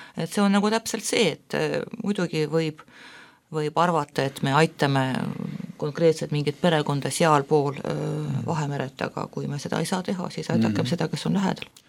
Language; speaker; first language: Estonian; non-native, local second language; Russian